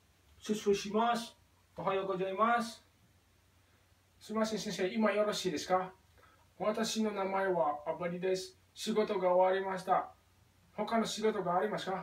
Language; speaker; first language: Japanese; non-native, fluent; Indonesian